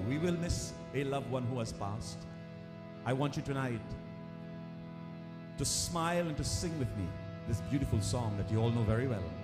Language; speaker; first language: English; native; English